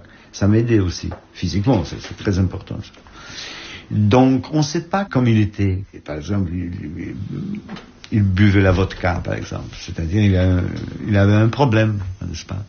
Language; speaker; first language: French; non-native, fluent; Polish